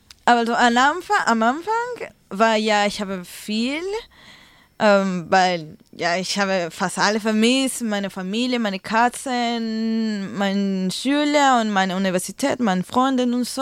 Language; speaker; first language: German; non-native, learner; Spanish